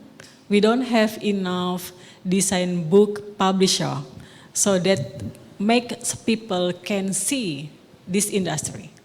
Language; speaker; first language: English; non-native, local second language; Indonesian